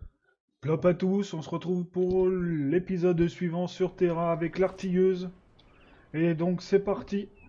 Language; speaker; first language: French; native; French